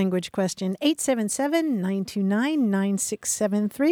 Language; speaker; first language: English; native; English